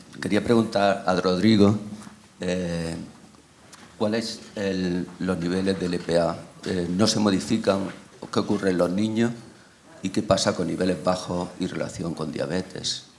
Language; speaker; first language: Spanish; native; Spanish